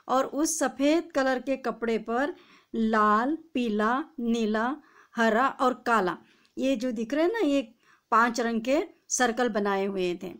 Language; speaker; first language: Hindi; non-native, local second language; Marathi